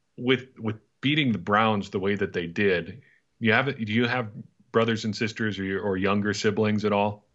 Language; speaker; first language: English; native; English